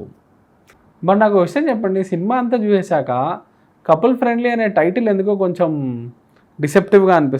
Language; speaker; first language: Telugu; native; Telugu